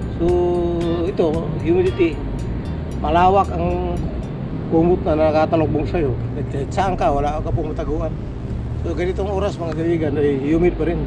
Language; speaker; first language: Filipino; non-native, local second language; Cebuano